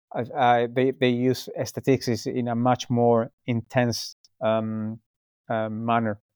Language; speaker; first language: English; non-native, fluent; Spanish